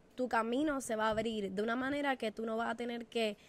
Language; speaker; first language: Spanish; native; Spanish